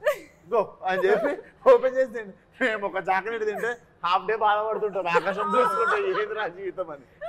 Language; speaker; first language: Telugu; native; Telugu